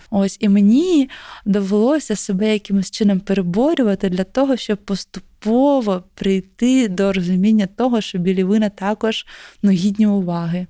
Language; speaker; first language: Ukrainian; native; Ukrainian